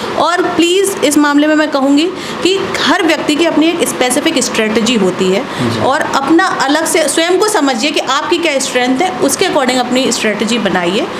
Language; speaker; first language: Hindi; native; Hindi